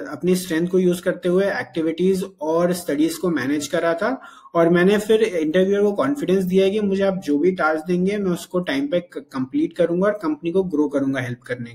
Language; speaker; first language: Hindi; native; Hindi